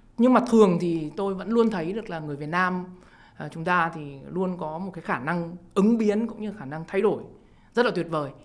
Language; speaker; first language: Vietnamese; native; Vietnamese